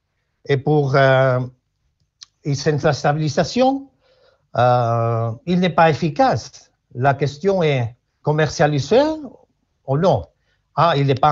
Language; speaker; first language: French; non-native, learner; Spanish